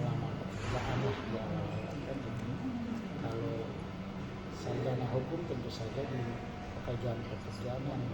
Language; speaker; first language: Indonesian; native; Indonesian